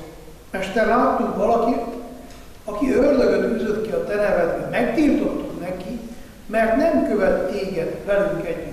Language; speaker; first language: Hungarian; non-native, fluent; Italian